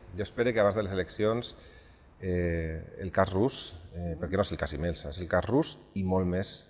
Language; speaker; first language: Catalan; native; Catalan